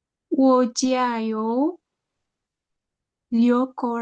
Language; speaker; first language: Chinese; non-native, learner; Uzbek